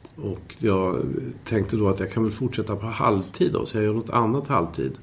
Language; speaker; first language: Swedish; native; Swedish